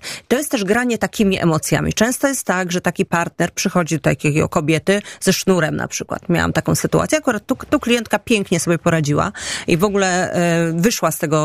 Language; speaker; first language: Polish; native; Polish